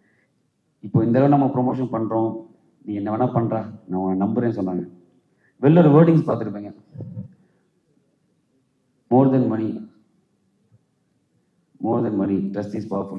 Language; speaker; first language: Tamil; native; Tamil